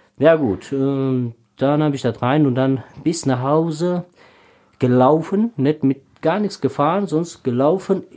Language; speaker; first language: German; non-native, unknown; Tajik